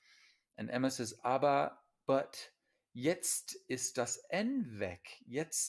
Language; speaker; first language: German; non-native, fluent; English